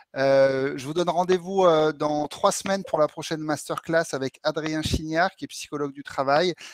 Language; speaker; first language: French; native; French